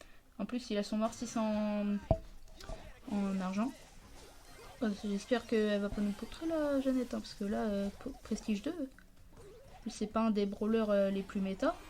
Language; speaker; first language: French; native; French